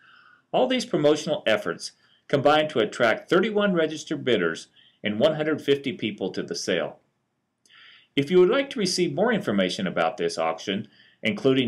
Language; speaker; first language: English; native; English